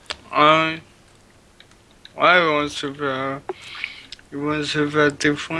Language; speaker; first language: French; native; French